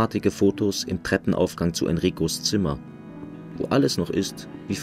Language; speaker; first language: German; native; German